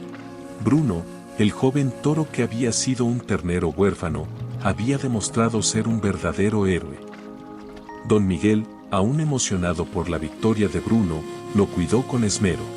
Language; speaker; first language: Spanish; native; Spanish